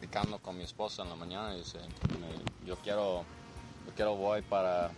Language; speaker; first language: Spanish; non-native, learner; English